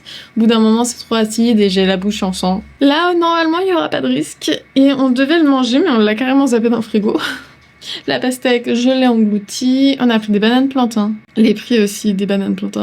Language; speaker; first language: French; native; French